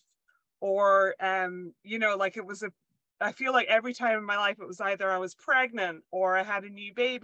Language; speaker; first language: English; native; English